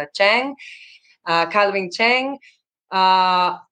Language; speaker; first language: English; non-native, fluent; Finnish